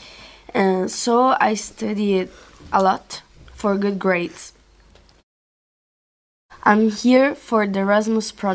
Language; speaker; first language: English; non-native, learner; Italian